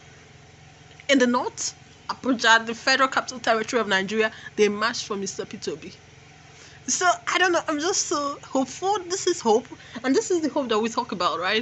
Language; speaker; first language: English; non-native, local second language; Igbo